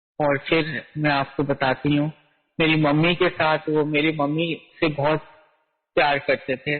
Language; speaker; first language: Hindi; native; Hindi